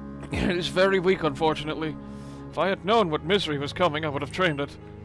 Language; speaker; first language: English; native; English